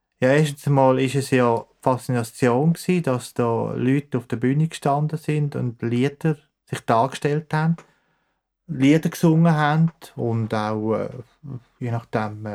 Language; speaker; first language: German; native; German